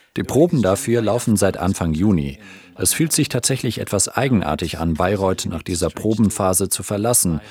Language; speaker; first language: German; non-native, fluent; Spanish